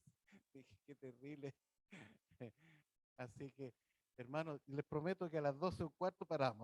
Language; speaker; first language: Spanish; native; Spanish